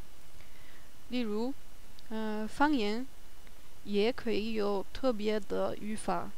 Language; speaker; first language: Chinese; non-native, learner; German